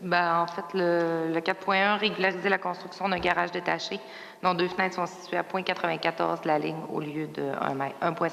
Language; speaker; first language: French; native; French